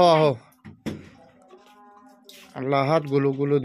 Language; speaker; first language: Filipino; non-native, learner; Punjabi